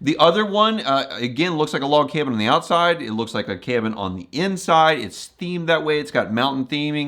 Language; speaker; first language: English; native; English